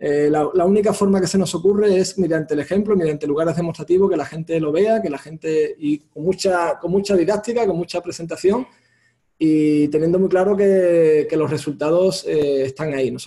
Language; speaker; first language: Spanish; native; Spanish